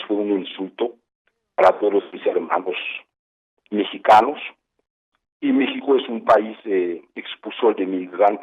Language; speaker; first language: Spanish; non-native, fluent; Haitian Creole